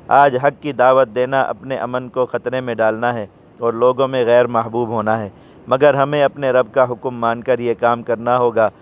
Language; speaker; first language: Urdu; native; Urdu